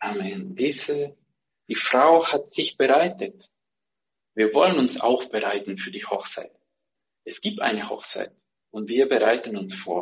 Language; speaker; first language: German; non-native, fluent; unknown